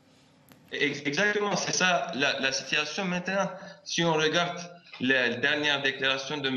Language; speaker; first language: French; non-native, fluent; Turkish